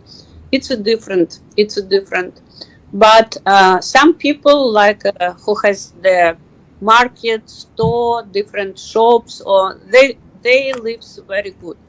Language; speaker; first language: English; non-native, learner; Russian